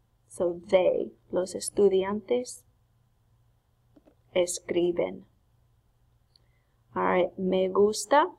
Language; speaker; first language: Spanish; non-native, fluent; English